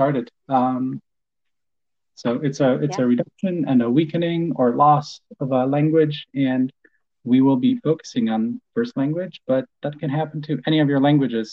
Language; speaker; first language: English; non-native, fluent; Polish